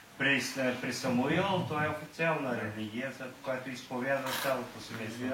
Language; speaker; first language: Bulgarian; native; Bulgarian